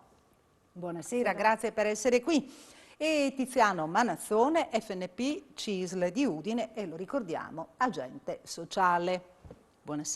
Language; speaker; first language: Italian; native; Italian